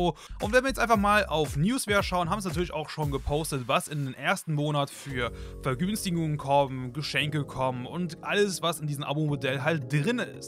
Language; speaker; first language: German; native; German